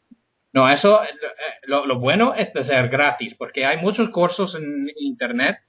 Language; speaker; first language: Spanish; non-native, fluent; English